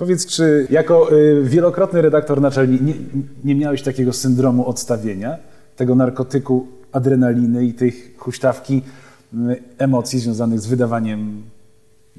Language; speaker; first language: Polish; native; Polish